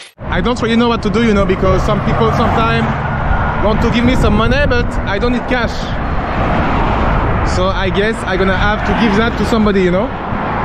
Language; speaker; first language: English; non-native, fluent; French